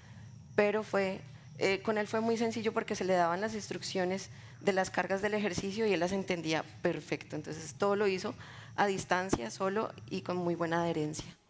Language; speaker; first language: Spanish; native; Spanish